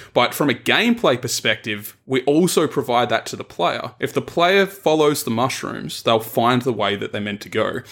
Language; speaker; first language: English; native; English